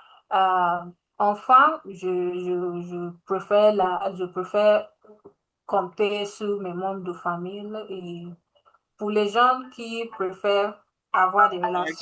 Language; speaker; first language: French; non-native, learner; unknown